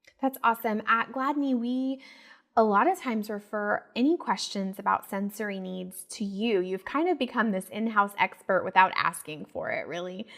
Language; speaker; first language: English; native; English